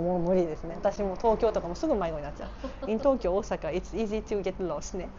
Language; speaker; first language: Japanese; native; Japanese